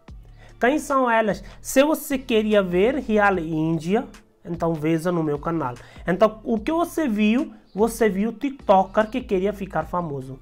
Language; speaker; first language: Portuguese; non-native, learner; Hindi